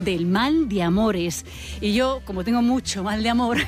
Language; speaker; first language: Spanish; native; Spanish